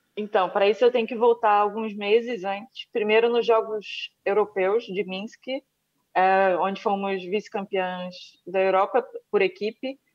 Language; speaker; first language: Portuguese; native; Portuguese